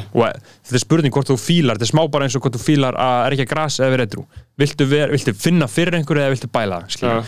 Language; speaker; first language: Icelandic; non-native, fluent; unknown